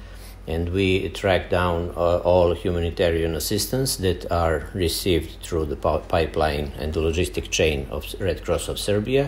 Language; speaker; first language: English; non-native, fluent; Serbian